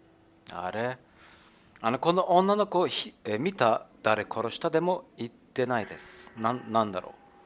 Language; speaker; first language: Japanese; non-native, learner; German